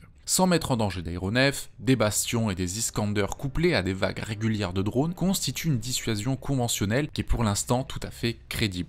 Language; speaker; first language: French; native; French